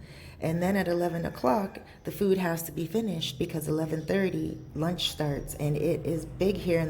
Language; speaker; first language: English; native; English